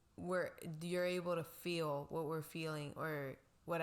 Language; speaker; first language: English; non-native, local second language; Spanish